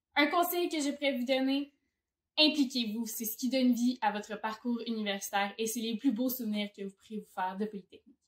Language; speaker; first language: French; native; French